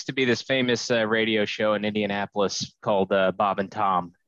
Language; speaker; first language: English; native; English